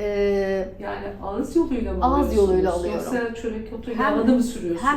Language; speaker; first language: Turkish; native; Turkish